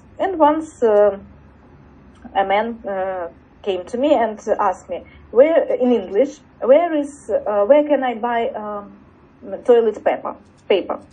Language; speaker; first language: English; non-native, learner; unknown